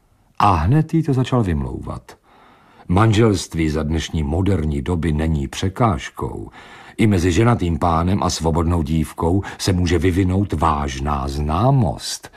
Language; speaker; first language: Czech; native; Czech